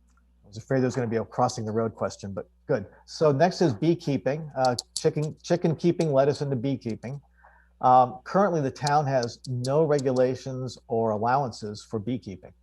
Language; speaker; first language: English; native; English